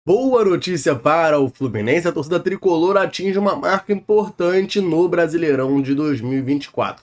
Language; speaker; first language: Portuguese; native; Portuguese